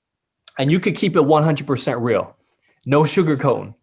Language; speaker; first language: English; native; English